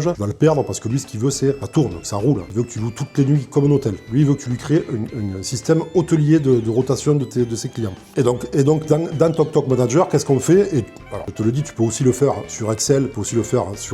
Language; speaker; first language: French; native; French